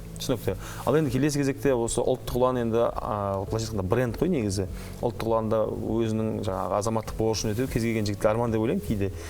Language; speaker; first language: Kazakh; native; Kazakh